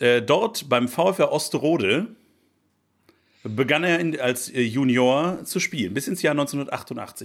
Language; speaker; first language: German; native; German